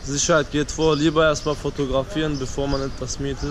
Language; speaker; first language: German; early bilingual, other home language; Turkish